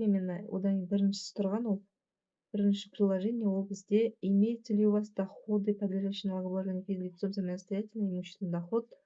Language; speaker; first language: Russian; non-native, local second language; Kazakh